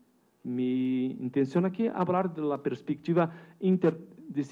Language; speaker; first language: Spanish; non-native, learner; Portuguese